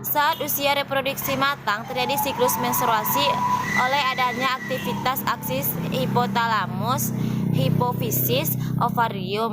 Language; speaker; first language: Indonesian; native; Indonesian